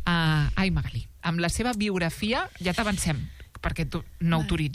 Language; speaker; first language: Catalan; native; Catalan